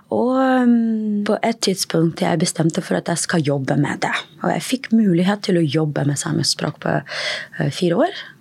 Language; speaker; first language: Norwegian; non-native, fluent; Russian